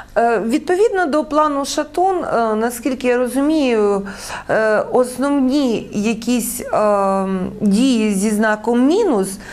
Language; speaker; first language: Ukrainian; native; Ukrainian